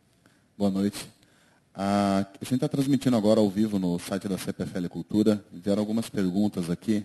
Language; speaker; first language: Portuguese; native; Portuguese